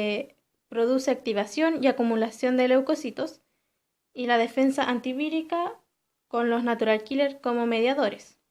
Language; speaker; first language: Spanish; native; Spanish